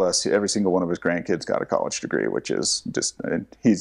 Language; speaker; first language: English; native; English